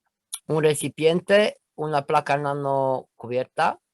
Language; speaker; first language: Spanish; non-native, learner; Romanian